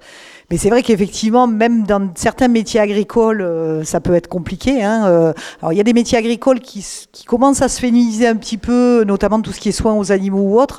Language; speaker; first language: French; native; French